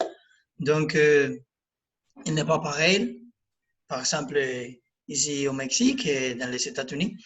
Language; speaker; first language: French; non-native, learner; Spanish